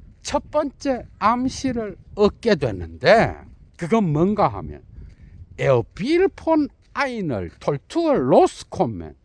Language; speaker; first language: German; non-native, learner; Korean